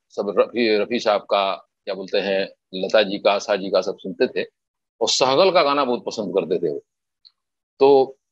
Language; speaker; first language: Hindi; native; Hindi